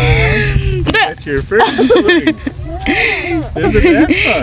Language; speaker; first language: English; native; English